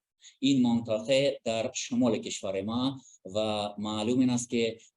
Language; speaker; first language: Persian; non-native, learner; Russian